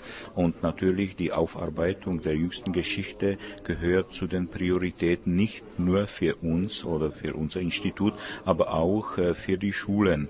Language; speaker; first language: German; non-native, fluent; Czech